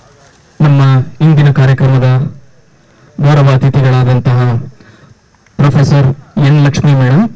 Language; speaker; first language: Kannada; native; Kannada